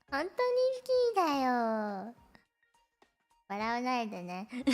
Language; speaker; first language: Japanese; non-native, learner; Cantonese